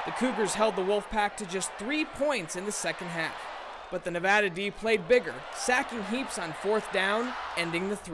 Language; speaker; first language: English; native; English